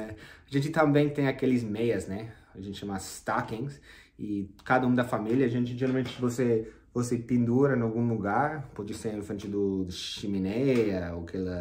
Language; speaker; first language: Portuguese; non-native, fluent; English